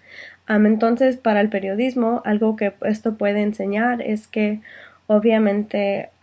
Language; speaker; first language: Spanish; early bilingual, heritage; Spanish